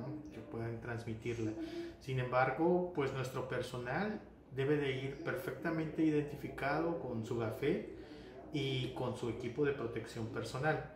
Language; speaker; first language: Spanish; native; Spanish